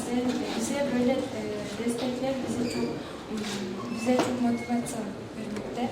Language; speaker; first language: Turkish; non-native, learner; Kyrgyz